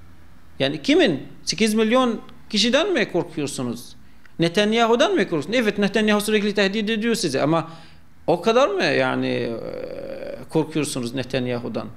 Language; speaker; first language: Turkish; non-native, fluent; Arabic